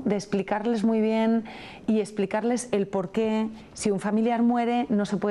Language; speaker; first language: Spanish; native; Spanish